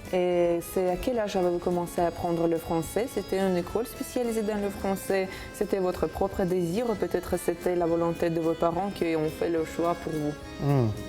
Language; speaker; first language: French; non-native, fluent; Uzbek